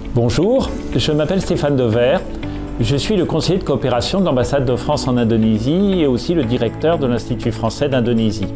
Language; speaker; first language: French; native; French